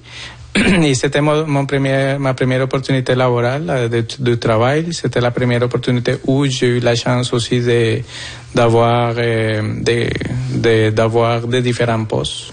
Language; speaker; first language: French; non-native, fluent; Spanish